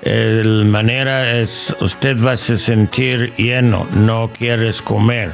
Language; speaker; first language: Spanish; non-native, learner; English